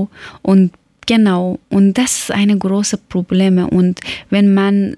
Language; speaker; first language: German; non-native, local second language; Persian